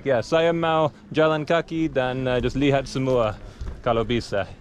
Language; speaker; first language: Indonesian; non-native, learner; English